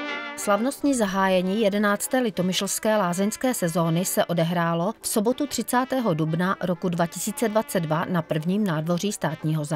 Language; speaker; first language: Czech; native; Czech